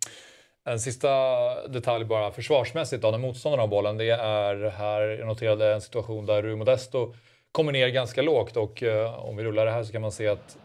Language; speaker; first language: Swedish; native; Swedish